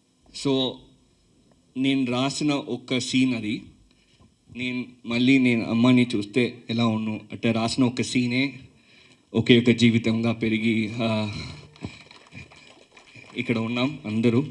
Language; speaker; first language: Telugu; early bilingual, heritage; Telugu